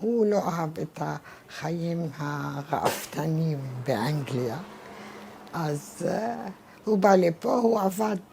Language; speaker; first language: Hebrew; non-native, fluent; Arabic